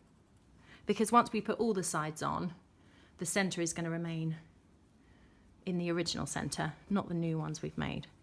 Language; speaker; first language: English; native; English